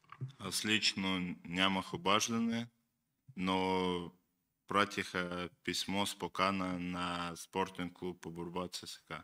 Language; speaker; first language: Bulgarian; non-native, learner; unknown